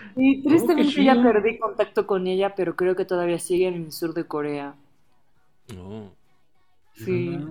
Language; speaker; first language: Spanish; non-native, fluent; Japanese